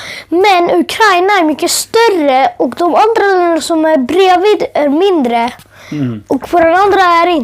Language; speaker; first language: Swedish; early bilingual, other home language; Urdu